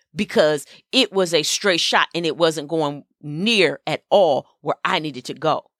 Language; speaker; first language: English; native; English